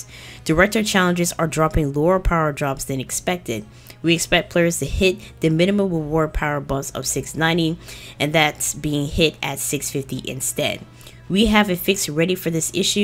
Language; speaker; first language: English; non-native, fluent; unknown